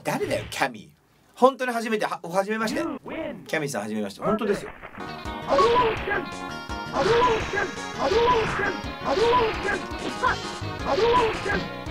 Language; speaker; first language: Japanese; native; Japanese